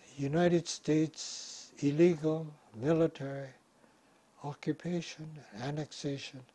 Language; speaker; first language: English; native; English